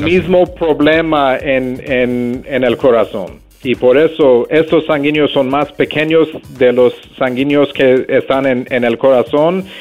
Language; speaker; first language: Spanish; non-native, fluent; English